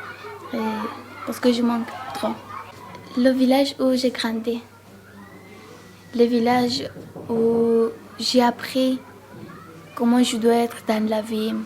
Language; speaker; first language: French; non-native, learner; Georgian